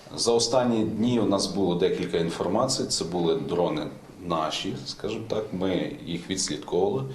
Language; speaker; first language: Ukrainian; native; Ukrainian